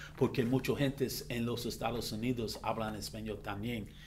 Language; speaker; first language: Spanish; non-native, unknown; English